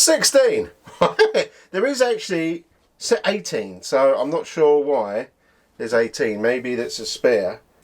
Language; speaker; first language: English; native; English